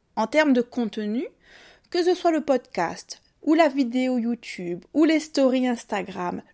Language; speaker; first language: French; native; French